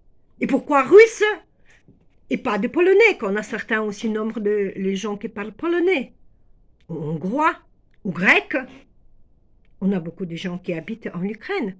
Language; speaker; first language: French; non-native, fluent; Ukrainian